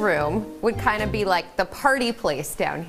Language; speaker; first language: English; native; English